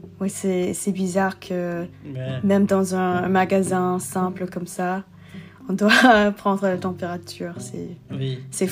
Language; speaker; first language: French; non-native, learner; English